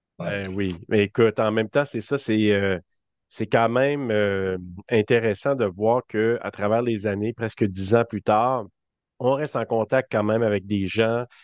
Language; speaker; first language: French; native; French